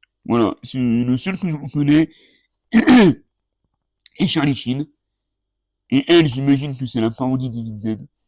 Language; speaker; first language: French; native; French